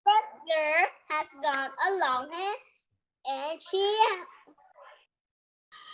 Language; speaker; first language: English; non-native, learner; Vietnamese